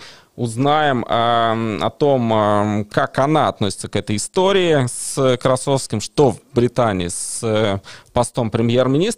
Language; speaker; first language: Russian; native; Russian